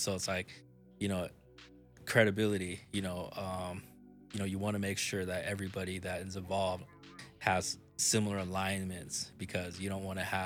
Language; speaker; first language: English; native; English